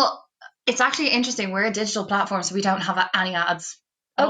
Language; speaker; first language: English; native; English